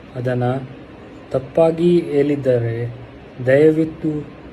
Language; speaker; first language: Kannada; non-native, learner; Hindi